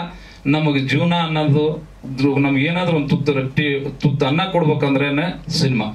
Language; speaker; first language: Kannada; native; Kannada